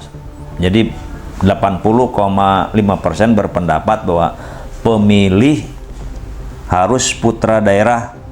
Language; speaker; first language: Indonesian; native; Indonesian